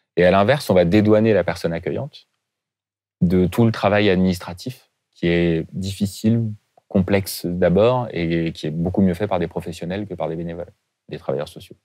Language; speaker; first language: French; native; French